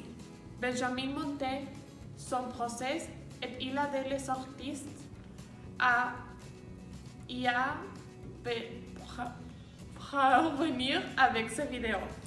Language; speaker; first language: French; non-native, learner; Spanish